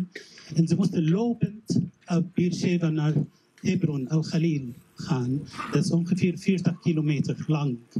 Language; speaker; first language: Dutch; non-native, learner; Arabic